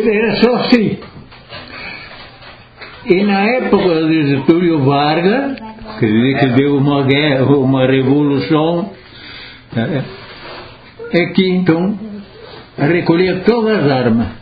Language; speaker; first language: Portuguese; non-native, local second language; Italian